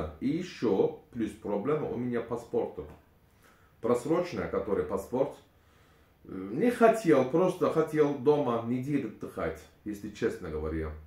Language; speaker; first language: Russian; non-native, learner; Turkish